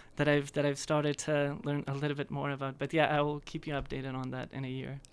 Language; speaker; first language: English; non-native, fluent; Persian